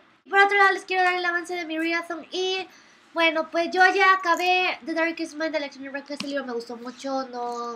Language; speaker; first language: Spanish; native; Spanish